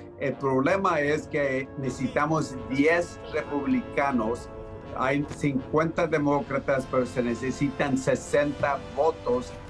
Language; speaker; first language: Spanish; early bilingual, heritage; Spanish